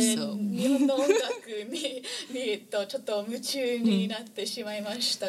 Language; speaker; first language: Japanese; non-native, fluent; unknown